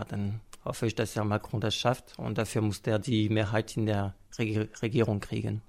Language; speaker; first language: German; non-native, fluent; French